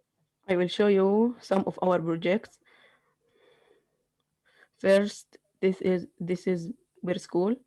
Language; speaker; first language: English; non-native, learner; Arabic